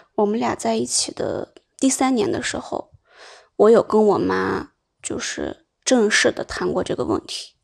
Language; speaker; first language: Chinese; native; Chinese